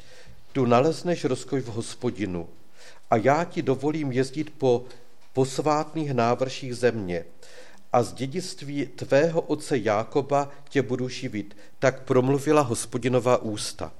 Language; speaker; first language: Czech; native; Czech